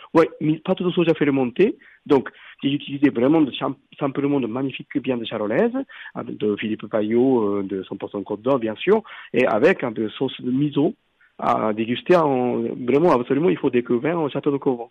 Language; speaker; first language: French; non-native, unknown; Japanese